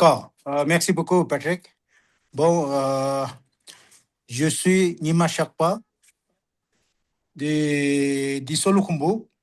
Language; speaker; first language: French; non-native, learner; Sherpa